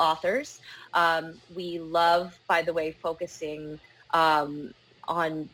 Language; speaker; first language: English; native; English